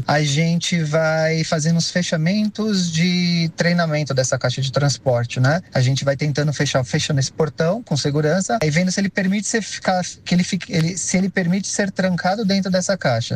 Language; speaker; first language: Portuguese; native; Portuguese